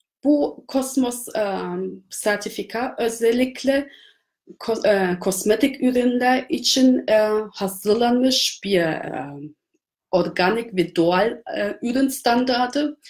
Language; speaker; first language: Turkish; non-native, fluent; German